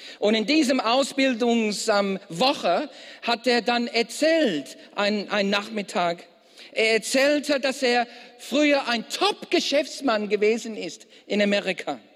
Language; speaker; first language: German; non-native, fluent; English